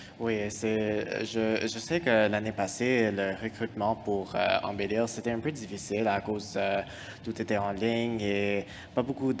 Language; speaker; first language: French; non-native, fluent; English